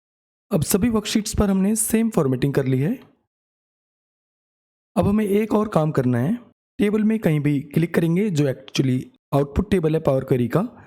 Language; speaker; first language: Hindi; native; Hindi